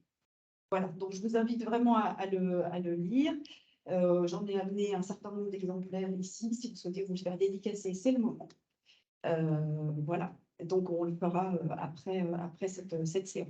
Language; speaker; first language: French; native; French